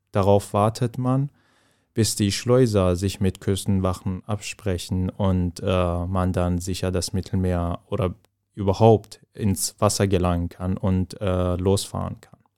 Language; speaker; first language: German; non-native, fluent; Persian